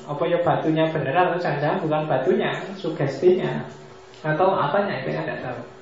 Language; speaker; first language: Indonesian; non-native, local second language; Javanese